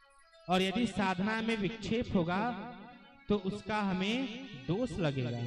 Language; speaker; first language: Hindi; native; Hindi